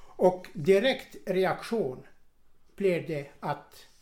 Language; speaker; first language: Swedish; non-native, fluent; Arabic